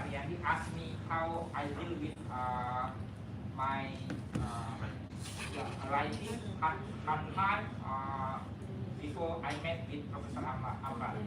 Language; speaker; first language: English; non-native, fluent; Indonesian